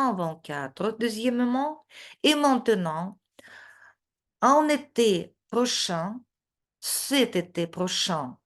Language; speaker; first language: French; non-native, fluent; Russian